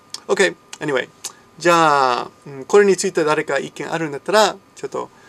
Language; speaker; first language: Japanese; non-native, fluent; English